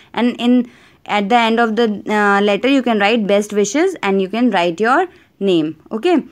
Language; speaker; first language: Hindi; native; Hindi